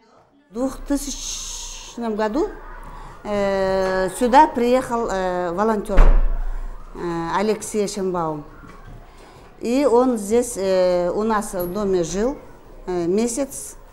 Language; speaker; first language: Russian; non-native, local second language; Kyrgyz